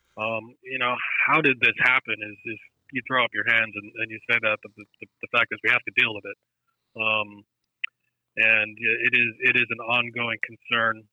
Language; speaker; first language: English; native; English